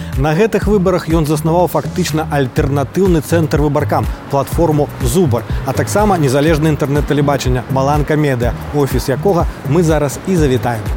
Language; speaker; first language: Belarusian; native; Belarusian